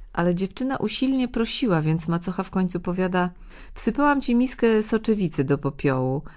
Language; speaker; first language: Polish; native; Polish